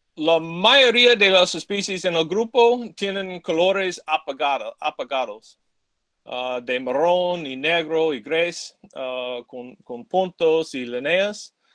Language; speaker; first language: Spanish; non-native, fluent; English